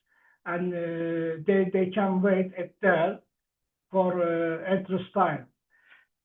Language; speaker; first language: English; non-native, learner; Turkish